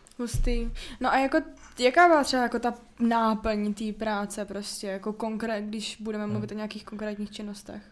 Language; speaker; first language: Czech; native; Czech